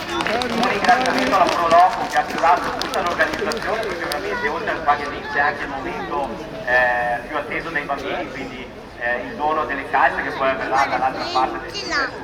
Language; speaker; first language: Italian; native; Italian